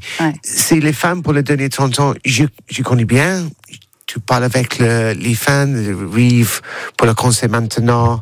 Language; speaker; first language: French; non-native, learner; English